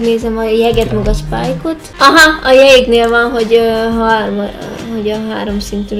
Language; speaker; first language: Hungarian; native; Hungarian